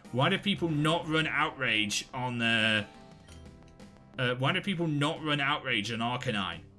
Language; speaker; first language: English; native; English